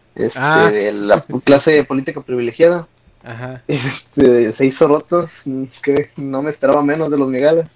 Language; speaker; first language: Spanish; native; Spanish